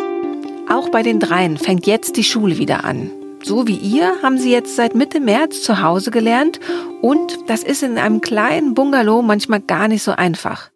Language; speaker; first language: German; native; German